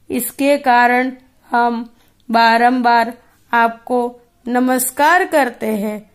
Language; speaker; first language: Hindi; non-native, local second language; Gujarati